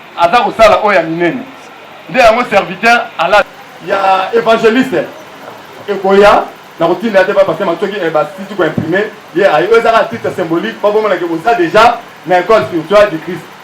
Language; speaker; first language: Lingala; native; Lingala